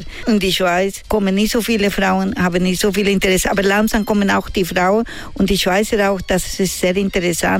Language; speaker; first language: German; non-native, learner; Spanish